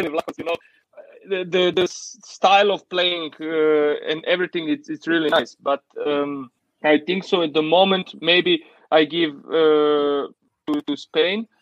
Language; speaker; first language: English; non-native, learner; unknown